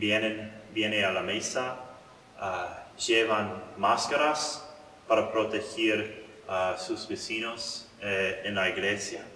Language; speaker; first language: Spanish; non-native, learner; English